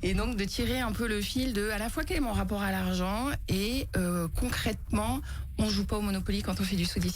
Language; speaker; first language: French; native; French